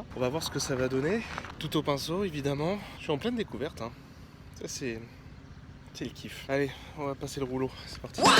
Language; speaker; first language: French; native; French